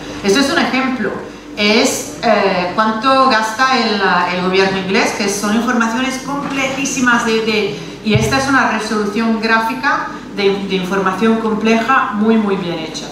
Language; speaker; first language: Spanish; non-native, fluent; Italian